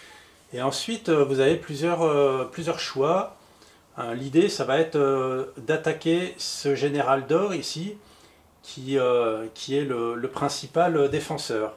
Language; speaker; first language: French; native; French